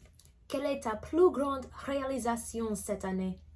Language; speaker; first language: French; non-native, learner; English